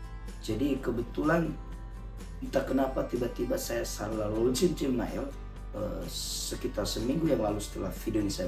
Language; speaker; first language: Indonesian; native; Indonesian